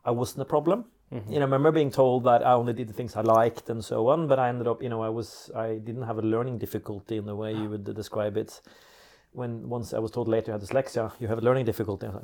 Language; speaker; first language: English; non-native, fluent; Norwegian